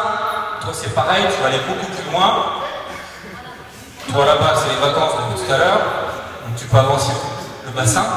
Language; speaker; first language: French; native; French